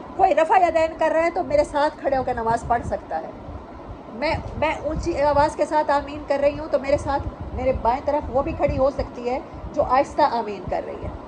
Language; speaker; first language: Urdu; non-native, local second language; Saraiki